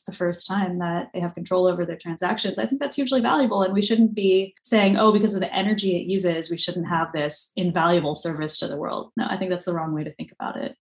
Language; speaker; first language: English; native; English